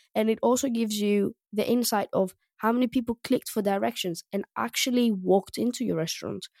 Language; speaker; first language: English; non-native, fluent; Greek